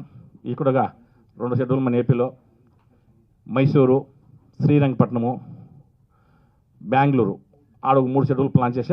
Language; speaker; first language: Telugu; native; Telugu